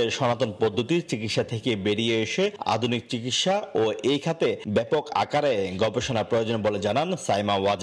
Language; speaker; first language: English; non-native, fluent; Japanese